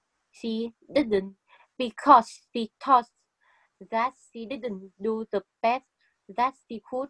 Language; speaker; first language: English; non-native, learner; Vietnamese